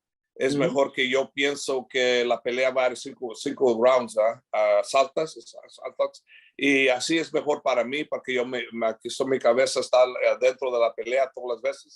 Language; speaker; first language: Spanish; early bilingual, heritage; English